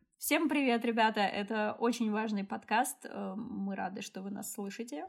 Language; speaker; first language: Russian; native; Russian